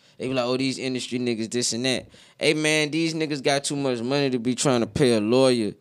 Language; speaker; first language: English; native; English